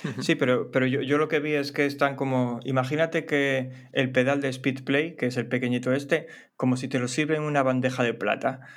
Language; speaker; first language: Spanish; native; Spanish